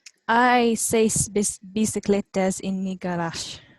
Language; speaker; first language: Spanish; non-native, learner; English